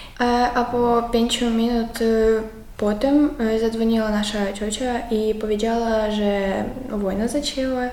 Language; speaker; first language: Polish; non-native, learner; Ukrainian